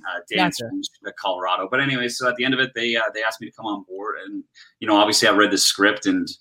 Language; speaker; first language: English; native; English